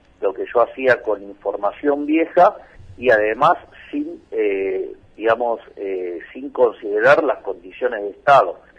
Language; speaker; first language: Spanish; native; Spanish